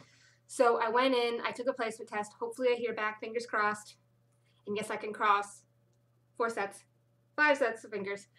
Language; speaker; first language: English; native; English